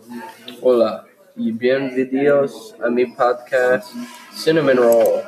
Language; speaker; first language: Spanish; non-native, learner; English